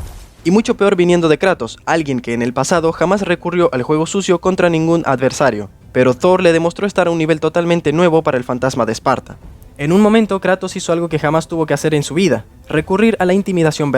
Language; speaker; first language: Spanish; native; Spanish